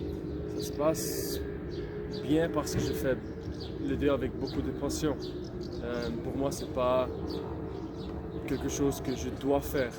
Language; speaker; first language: French; non-native, local second language; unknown